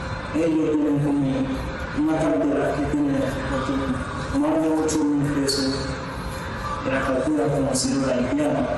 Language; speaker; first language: Spanish; non-native, learner; Haitian Creole